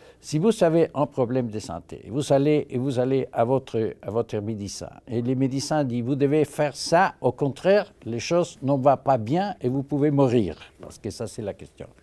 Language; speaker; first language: French; non-native, fluent; Spanish